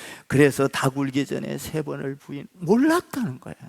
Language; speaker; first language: Korean; native; Korean